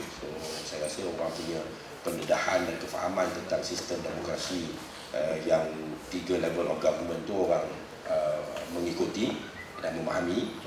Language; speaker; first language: Malay; native; Malay